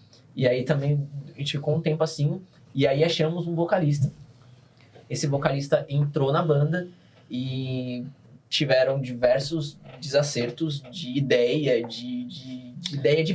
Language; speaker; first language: Portuguese; native; Portuguese